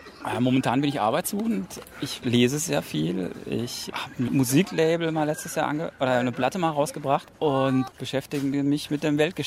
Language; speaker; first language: German; native; German